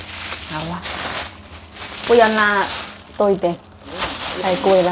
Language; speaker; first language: Chinese; non-native, learner; Javanese